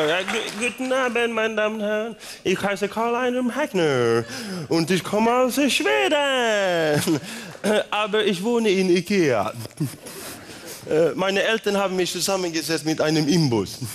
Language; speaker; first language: German; non-native, learner; Swedish